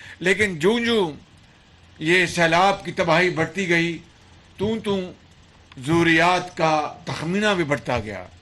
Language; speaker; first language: Urdu; non-native, local second language; Punjabi